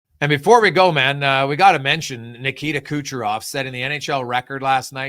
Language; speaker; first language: English; native; English